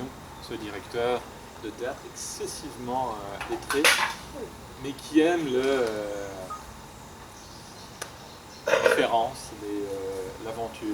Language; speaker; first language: French; native; French